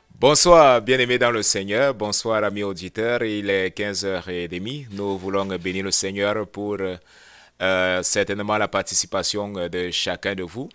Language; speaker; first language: French; non-native, local second language; Lingala